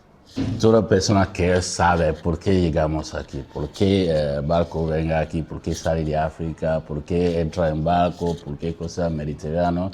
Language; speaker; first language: Spanish; non-native, learner; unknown